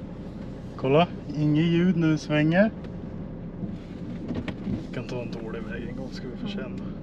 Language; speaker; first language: Swedish; native; Swedish